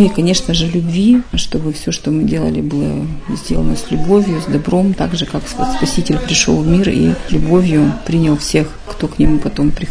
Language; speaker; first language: Russian; native; Russian